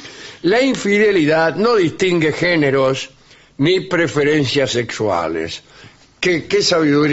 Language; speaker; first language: Spanish; native; Spanish